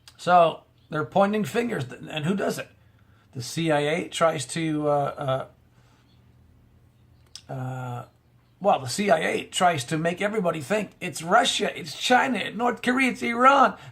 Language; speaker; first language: English; native; English